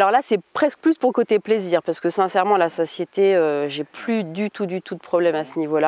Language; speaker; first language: French; native; French